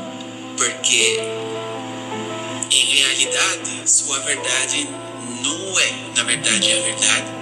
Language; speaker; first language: Portuguese; non-native, fluent; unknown